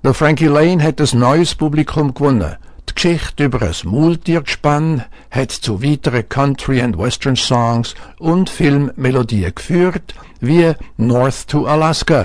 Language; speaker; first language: German; native; German